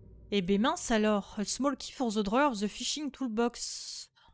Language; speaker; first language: English; non-native, learner; French